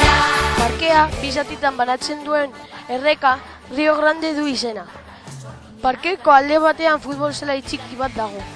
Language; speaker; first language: Basque; non-native, local second language; Spanish